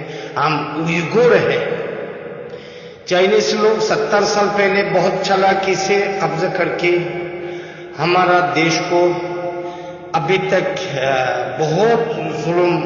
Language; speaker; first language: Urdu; non-native, learner; Uyghur